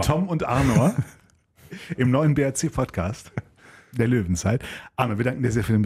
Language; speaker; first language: German; native; German